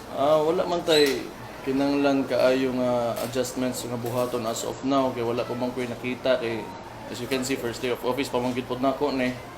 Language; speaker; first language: Cebuano; native; Cebuano